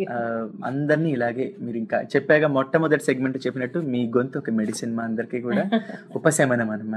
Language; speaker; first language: Telugu; native; Telugu